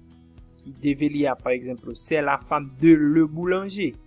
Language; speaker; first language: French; non-native, fluent; Portuguese